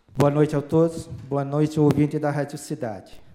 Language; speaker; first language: Portuguese; early bilingual, other home language; Chinese